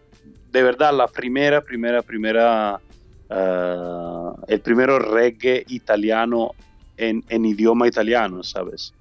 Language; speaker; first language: Spanish; non-native, learner; Italian